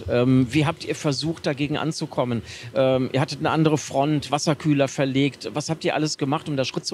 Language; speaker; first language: German; native; German